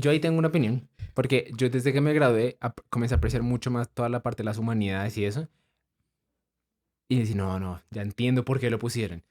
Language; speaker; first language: Spanish; native; Spanish